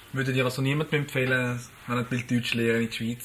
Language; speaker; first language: German; native; German